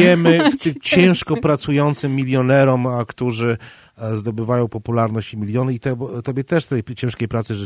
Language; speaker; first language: Polish; native; Polish